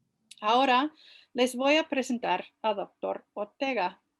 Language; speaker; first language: Spanish; non-native, fluent; English